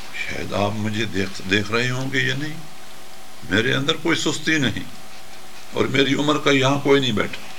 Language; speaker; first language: Urdu; non-native, local second language; Punjabi